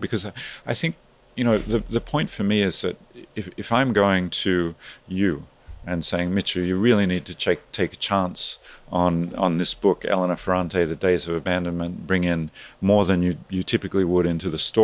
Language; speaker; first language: English; native; English